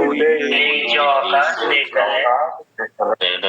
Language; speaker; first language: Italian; non-native, learner; Bangla